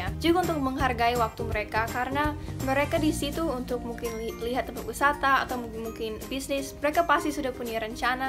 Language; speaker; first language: Indonesian; non-native, fluent; English